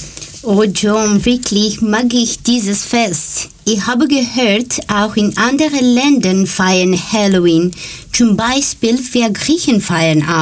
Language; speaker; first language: German; non-native, learner; Greek